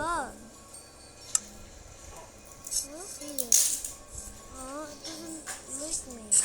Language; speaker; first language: English; non-native, local second language; Filipino